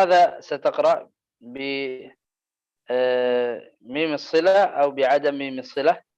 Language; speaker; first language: Arabic; native; Arabic